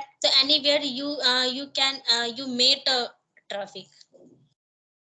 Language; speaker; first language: English; non-native, learner; Hindi